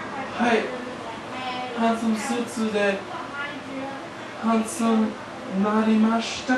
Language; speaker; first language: Japanese; non-native, learner; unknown